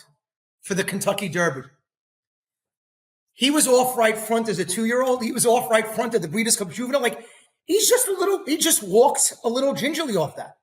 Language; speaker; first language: English; native; English